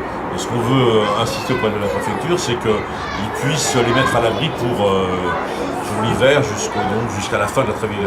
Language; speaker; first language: French; native; French